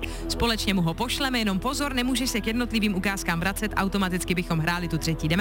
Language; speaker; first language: Czech; native; Czech